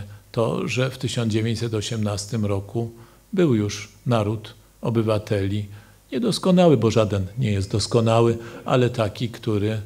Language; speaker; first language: Polish; native; Polish